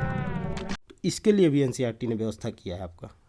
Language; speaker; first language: Hindi; native; Hindi